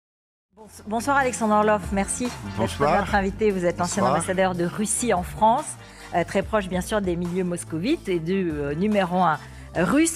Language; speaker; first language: French; native; French